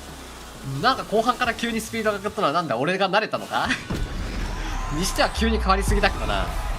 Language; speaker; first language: Japanese; native; Japanese